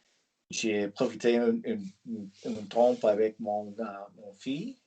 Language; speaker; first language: French; non-native, learner; English